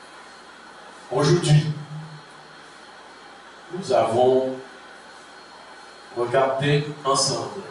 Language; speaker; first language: French; non-native, local second language; Haitian Creole